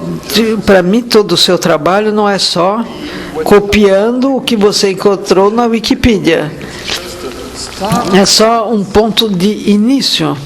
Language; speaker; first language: Portuguese; non-native, fluent; French